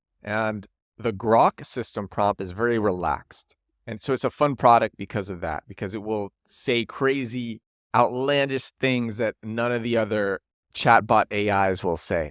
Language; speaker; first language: English; native; English